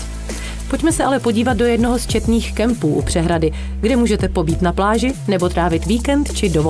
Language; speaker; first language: Czech; native; Czech